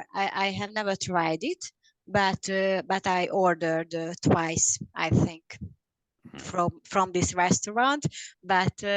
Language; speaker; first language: English; non-native, learner; Hungarian